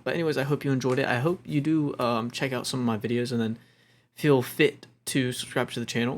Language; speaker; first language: English; native; English